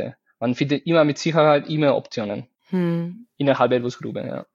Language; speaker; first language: German; non-native, fluent; Spanish